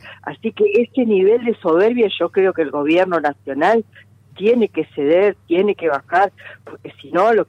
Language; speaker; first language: Spanish; native; Spanish